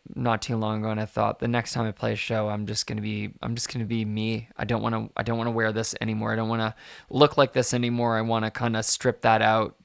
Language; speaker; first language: English; native; English